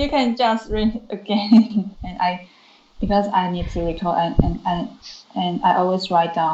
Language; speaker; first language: English; non-native, learner; Chinese